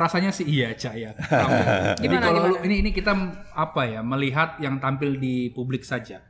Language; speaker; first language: Indonesian; native; Indonesian